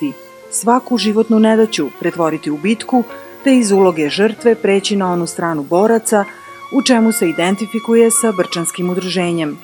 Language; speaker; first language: Bosnian; native; Bosnian